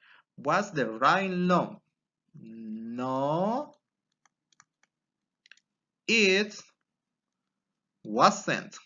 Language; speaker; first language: English; non-native, fluent; Spanish